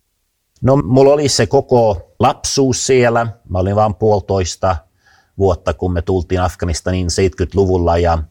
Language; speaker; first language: Finnish; non-native, fluent; Swedish